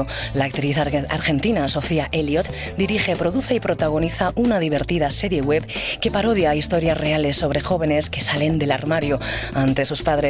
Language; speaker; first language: Spanish; native; Spanish